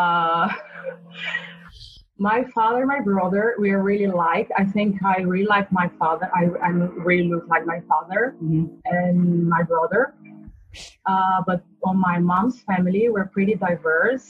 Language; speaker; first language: English; non-native, learner; Portuguese